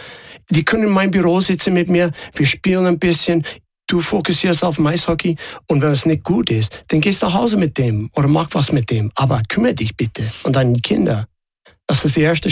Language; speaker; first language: German; non-native, fluent; English